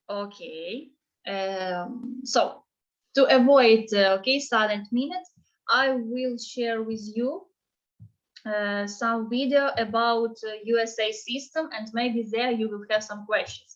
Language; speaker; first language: English; non-native, fluent; Ukrainian